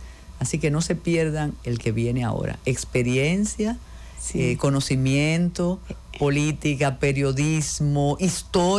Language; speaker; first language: Spanish; native; Spanish